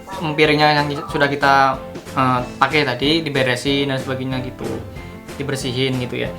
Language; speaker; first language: Indonesian; native; Indonesian